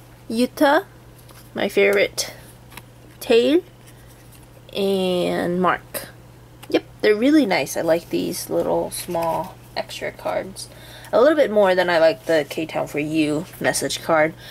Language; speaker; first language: English; native; English